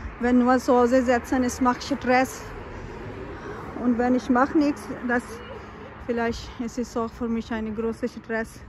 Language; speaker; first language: German; non-native, learner; Urdu